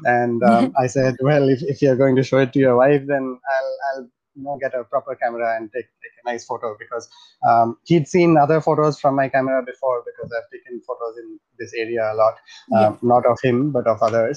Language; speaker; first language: English; non-native, local second language; Bangla